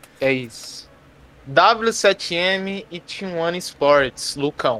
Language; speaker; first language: Portuguese; native; Portuguese